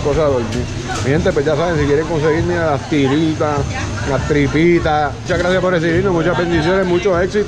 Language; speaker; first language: Spanish; native; Spanish